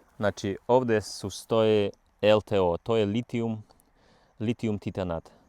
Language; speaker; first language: Bosnian; non-native, learner; Russian